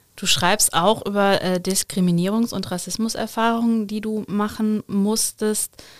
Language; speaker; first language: German; native; German